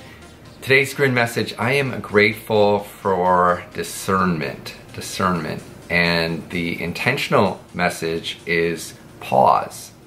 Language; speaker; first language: English; native; English